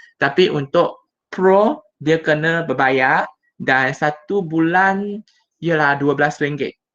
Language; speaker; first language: Malay; non-native, local second language; Chinese